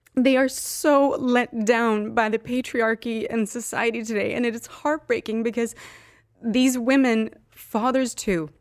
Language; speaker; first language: English; non-native, fluent; Swedish